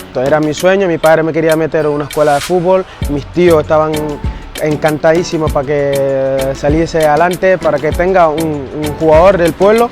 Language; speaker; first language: Spanish; non-native, fluent; Wolof